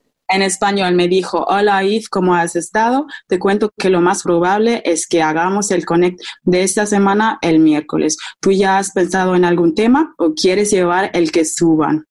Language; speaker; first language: Spanish; non-native, fluent; German